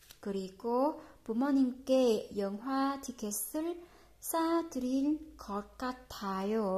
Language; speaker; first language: Korean; non-native, fluent; Vietnamese